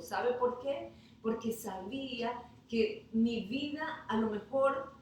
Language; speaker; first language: Spanish; native; Spanish